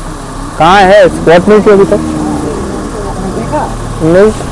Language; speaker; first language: Hindi; non-native, local second language; Bangla